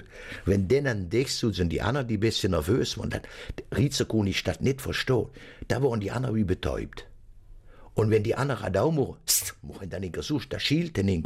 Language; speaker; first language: German; native; German